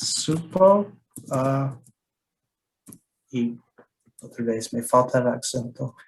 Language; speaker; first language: Spanish; non-native, learner; English